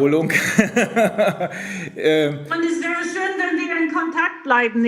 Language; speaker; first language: German; non-native, fluent; English